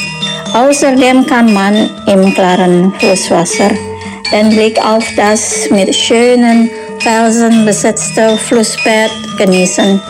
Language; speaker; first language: German; non-native, learner; Indonesian